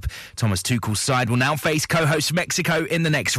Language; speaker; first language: English; native; English